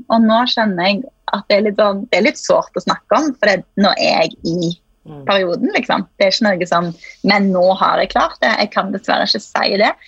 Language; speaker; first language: Norwegian; native; Norwegian